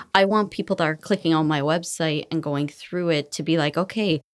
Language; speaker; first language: English; early bilingual, other home language; Arabic